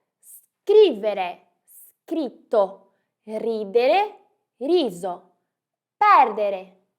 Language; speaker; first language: Italian; non-native, fluent; Portuguese